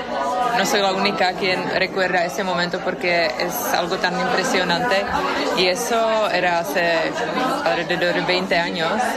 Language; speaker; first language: Spanish; non-native, fluent; Czech